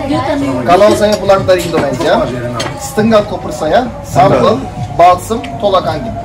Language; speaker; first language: Indonesian; non-native, fluent; Turkish